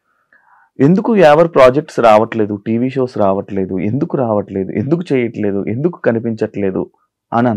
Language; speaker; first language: Telugu; native; Telugu